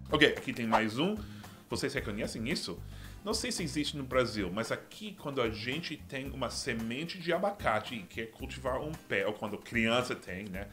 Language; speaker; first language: Portuguese; non-native, fluent; English